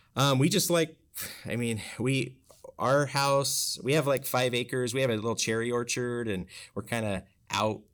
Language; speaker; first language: English; native; English